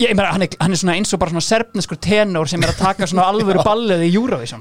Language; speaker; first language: Icelandic; native; Icelandic